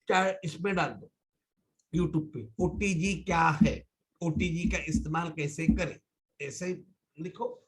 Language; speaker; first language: Hindi; non-native, local second language; Marathi